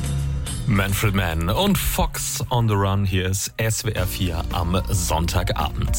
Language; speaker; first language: German; native; German